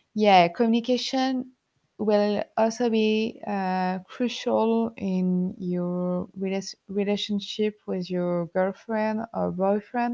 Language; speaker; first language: English; non-native, learner; French